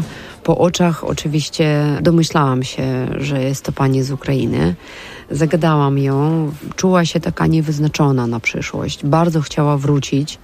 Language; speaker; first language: Polish; non-native, fluent; Russian